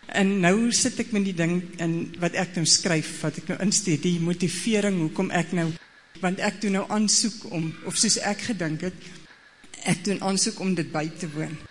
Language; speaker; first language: Afrikaans; native; Afrikaans